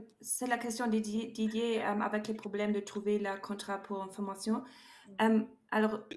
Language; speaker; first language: French; non-native, learner; German